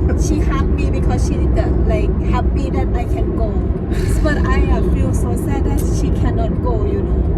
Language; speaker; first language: English; non-native, learner; Thai